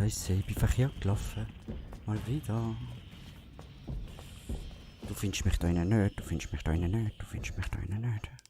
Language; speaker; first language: German; native; German